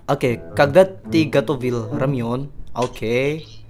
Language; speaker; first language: Russian; non-native, learner; Indonesian